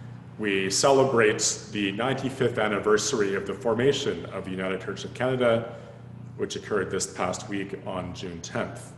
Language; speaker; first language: English; native; English